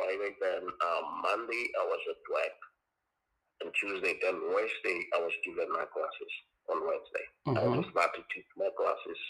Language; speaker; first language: English; non-native, local second language; Tongan